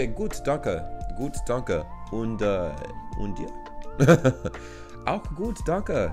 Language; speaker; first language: German; non-native, learner; English